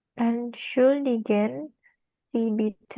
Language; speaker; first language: German; non-native, learner; Indonesian